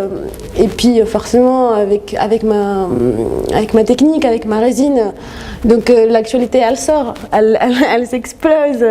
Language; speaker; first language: French; non-native, local second language; Arabic